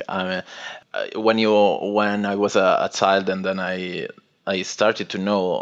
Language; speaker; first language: English; non-native, fluent; Italian